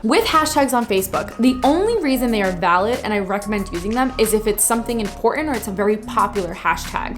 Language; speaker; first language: English; native; English